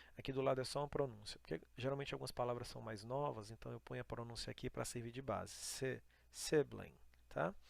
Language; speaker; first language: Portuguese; native; Portuguese